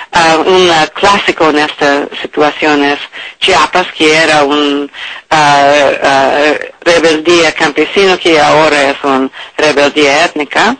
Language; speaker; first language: Spanish; non-native, learner; English